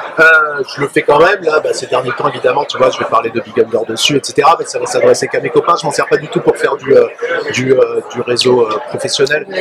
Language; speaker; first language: French; native; French